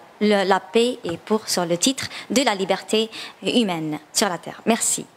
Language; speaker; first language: French; non-native, learner; Chinese